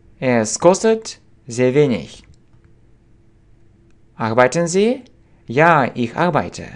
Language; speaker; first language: German; non-native, fluent; Russian